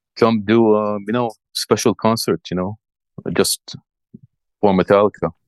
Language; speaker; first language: English; early bilingual, other home language; Arabic